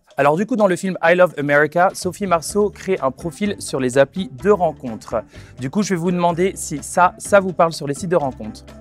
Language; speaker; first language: French; native; French